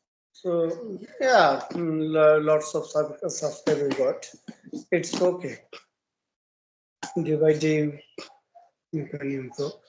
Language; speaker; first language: English; non-native, learner; Bangla